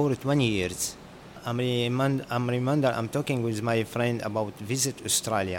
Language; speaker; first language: English; non-native, learner; Arabic